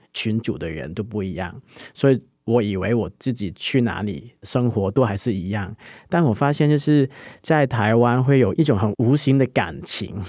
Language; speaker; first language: Chinese; non-native, local second language; Cantonese